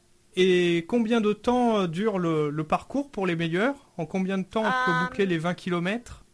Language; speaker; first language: French; native; French